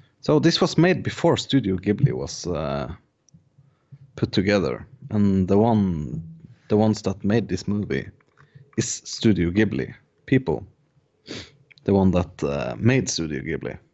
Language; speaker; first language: English; non-native, fluent; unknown